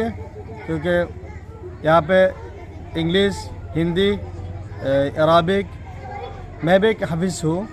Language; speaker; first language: Hindi; non-native, local second language; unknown